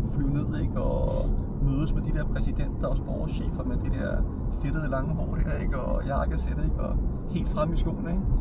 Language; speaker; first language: Danish; early bilingual, other home language; Serbian